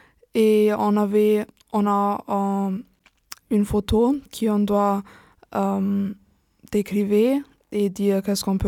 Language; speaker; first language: French; non-native, learner; German